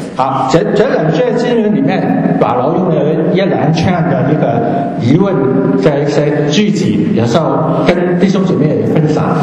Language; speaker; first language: Chinese; non-native, local second language; Cantonese